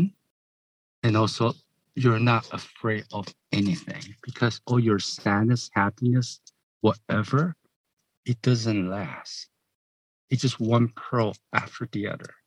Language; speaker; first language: English; non-native, fluent; Chinese